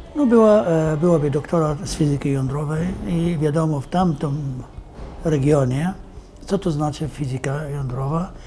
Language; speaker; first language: Polish; non-native, fluent; Arabic